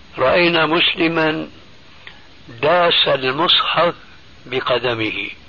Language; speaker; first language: Arabic; early bilingual, other home language; Albanian